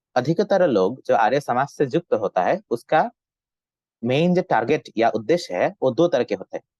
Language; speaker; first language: Hindi; non-native, fluent; Bangla